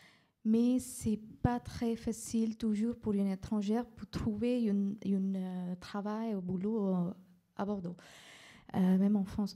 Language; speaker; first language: French; non-native, fluent; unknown